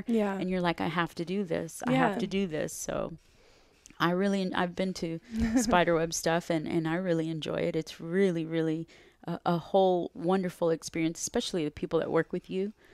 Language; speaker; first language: English; native; English